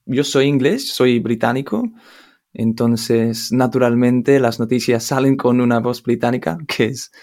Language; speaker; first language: Spanish; non-native, fluent; English